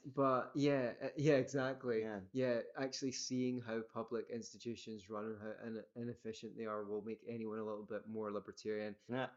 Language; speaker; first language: English; native; English